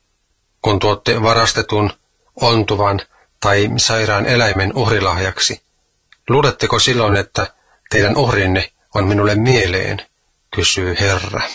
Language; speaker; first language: Finnish; native; Finnish